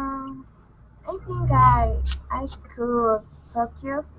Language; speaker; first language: English; non-native, learner; Spanish